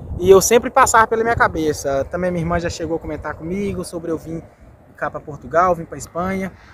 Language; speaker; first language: Portuguese; native; Portuguese